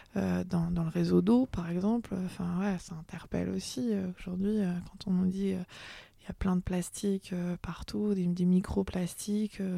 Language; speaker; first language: French; native; French